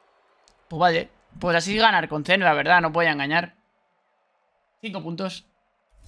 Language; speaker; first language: Spanish; native; Spanish